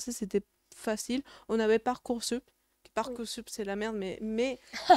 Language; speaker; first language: French; non-native, fluent; Spanish